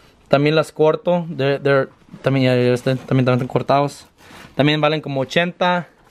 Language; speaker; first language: Spanish; early bilingual, heritage; Spanish